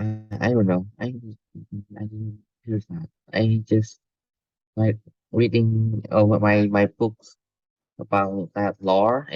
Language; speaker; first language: English; non-native, learner; Vietnamese